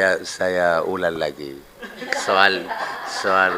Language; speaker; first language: Indonesian; non-native, fluent; Spanish